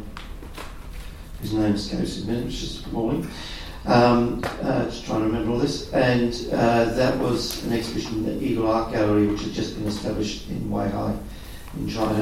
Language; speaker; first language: English; native; English